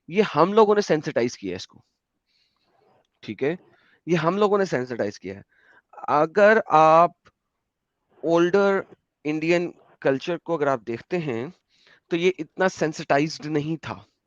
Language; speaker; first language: Hindi; native; Hindi